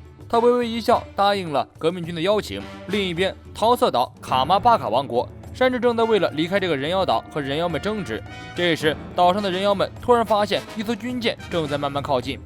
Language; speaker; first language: Chinese; native; Chinese